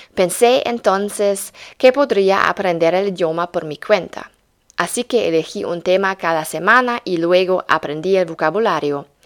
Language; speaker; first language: Spanish; non-native, fluent; German